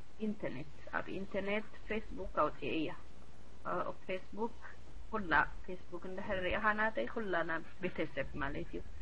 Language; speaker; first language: Tigrinya; early bilingual, heritage; Tigrinya